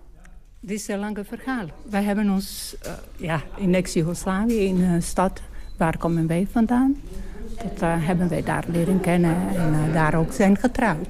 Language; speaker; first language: Dutch; non-native, learner; Bosnian